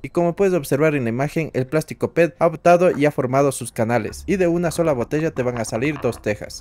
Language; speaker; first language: Spanish; native; Spanish